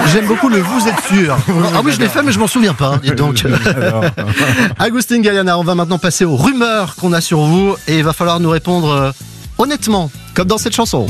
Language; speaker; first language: French; native; French